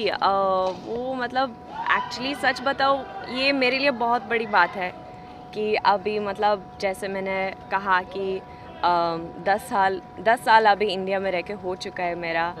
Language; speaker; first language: Hindi; non-native, fluent; Swedish